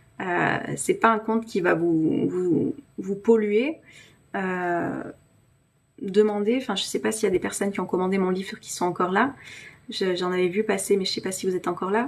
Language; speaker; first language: French; native; French